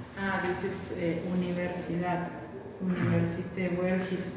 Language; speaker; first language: Spanish; non-native, learner; Turkish